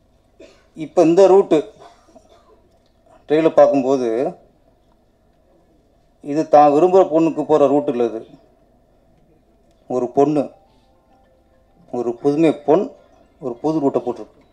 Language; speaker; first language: Tamil; native; Tamil